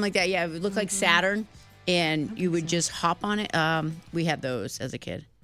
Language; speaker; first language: English; native; English